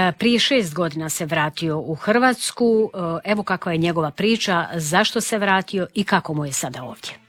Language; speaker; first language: Croatian; native; Croatian